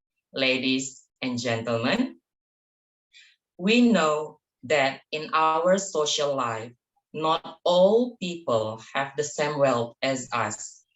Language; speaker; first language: English; non-native, fluent; Indonesian